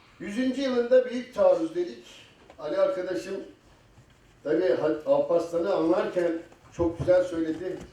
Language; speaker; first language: Turkish; native; Turkish